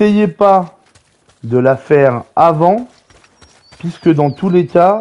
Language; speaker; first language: French; native; French